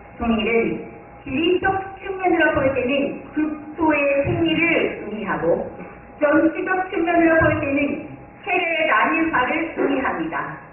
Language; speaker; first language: Korean; non-native, fluent; Japanese